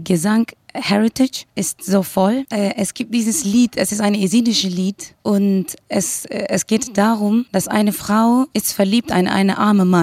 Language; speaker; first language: German; non-native, learner; Kurdish